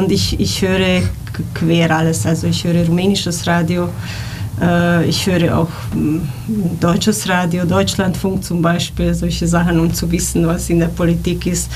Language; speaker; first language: German; non-native, fluent; Romanian